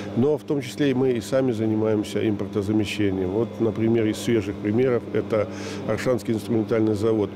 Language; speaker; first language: Russian; non-native, local second language; Belarusian